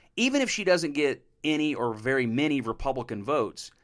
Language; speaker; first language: English; native; English